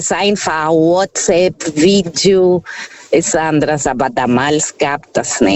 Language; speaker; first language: German; non-native, fluent; Portuguese